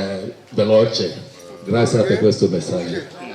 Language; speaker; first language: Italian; non-native, learner; English